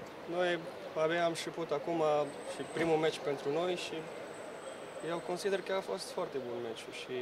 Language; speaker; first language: Romanian; non-native, learner; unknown